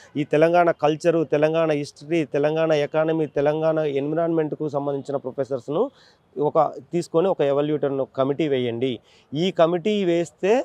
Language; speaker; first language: Telugu; native; Telugu